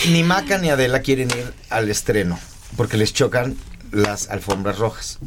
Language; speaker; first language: Spanish; native; Spanish